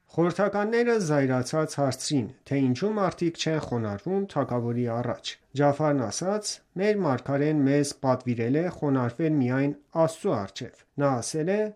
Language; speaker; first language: Armenian; native; Armenian